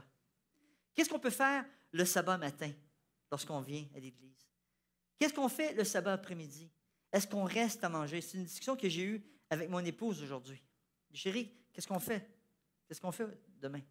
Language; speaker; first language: French; native; French